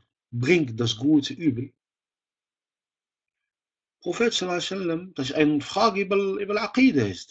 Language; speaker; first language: German; non-native, fluent; Arabic